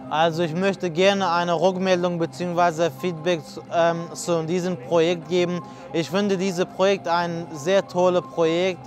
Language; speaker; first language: German; non-native, fluent; Kurdish